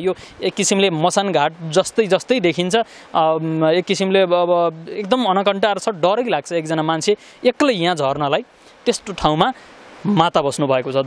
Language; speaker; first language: Nepali; native; Nepali